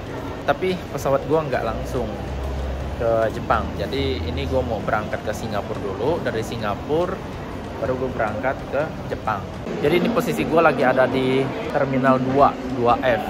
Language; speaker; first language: Indonesian; native; Indonesian